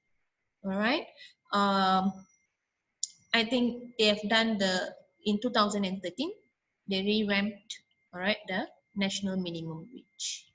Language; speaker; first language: English; non-native, local second language; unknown